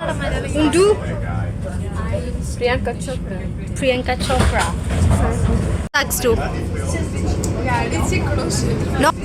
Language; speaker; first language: German; non-native, learner; Malayalam